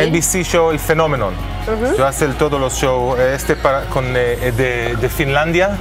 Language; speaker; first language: Spanish; non-native, learner; Hebrew